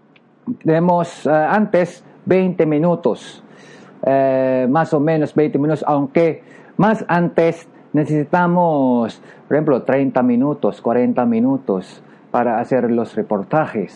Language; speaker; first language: Spanish; non-native, learner; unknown